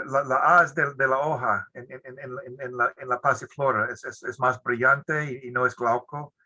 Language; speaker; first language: Spanish; non-native, fluent; English